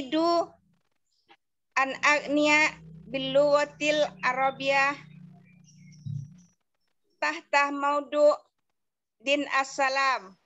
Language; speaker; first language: Arabic; non-native, learner; Indonesian